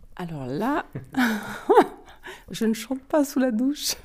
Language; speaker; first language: French; native; French